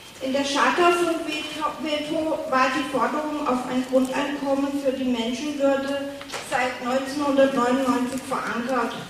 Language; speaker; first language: German; native; German